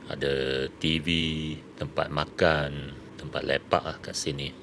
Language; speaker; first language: Malay; native; Malay